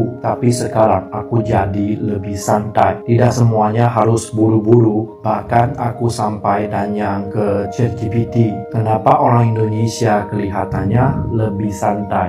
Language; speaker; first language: Indonesian; non-native, fluent; Chinese